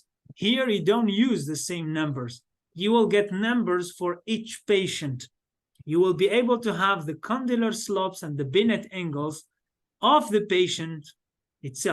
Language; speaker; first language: English; non-native, fluent; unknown